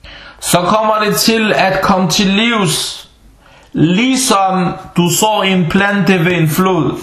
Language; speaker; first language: Danish; early bilingual, other home language; Arabic